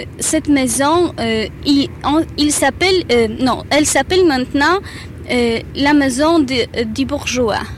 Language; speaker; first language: French; non-native, learner; Polish